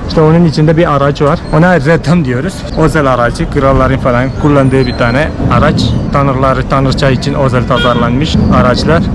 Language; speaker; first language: Turkish; non-native, fluent; Hindi